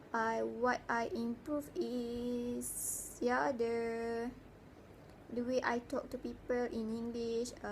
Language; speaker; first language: English; non-native, learner; Malay